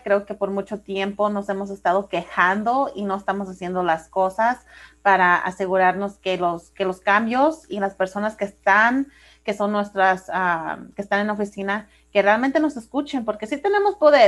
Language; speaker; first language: Spanish; early bilingual, heritage; Spanish